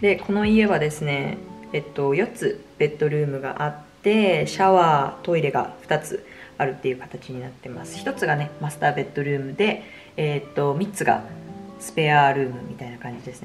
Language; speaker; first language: Japanese; native; Japanese